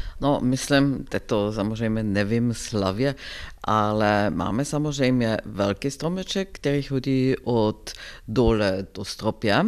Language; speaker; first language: Czech; non-native, fluent; German